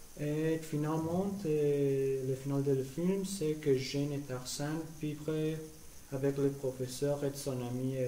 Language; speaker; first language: French; non-native, learner; Spanish